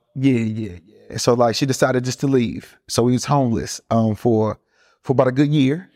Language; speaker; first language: English; early bilingual, other home language; Spanish